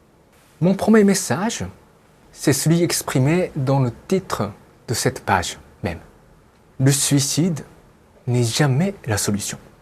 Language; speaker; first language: French; non-native, fluent; Japanese